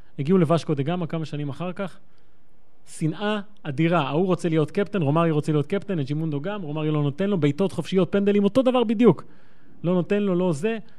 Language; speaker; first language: Hebrew; native; Hebrew